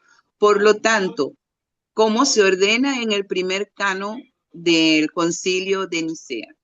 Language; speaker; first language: Spanish; native; Spanish